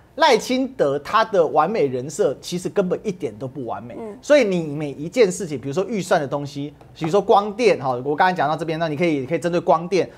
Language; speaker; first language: Chinese; native; Chinese